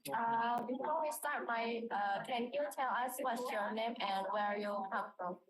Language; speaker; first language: English; non-native, learner; Indonesian